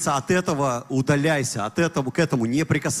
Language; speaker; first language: Russian; native; Russian